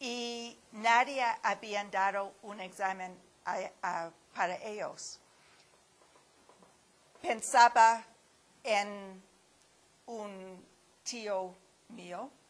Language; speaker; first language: Spanish; non-native, fluent; English